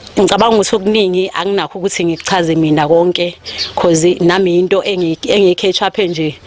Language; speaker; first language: Zulu; native; Zulu